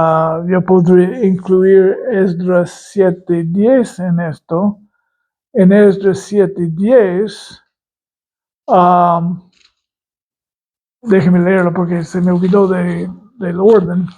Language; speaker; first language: Spanish; non-native, fluent; English